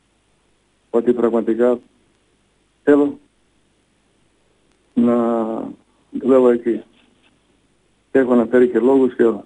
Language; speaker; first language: Greek; non-native, fluent; Bosnian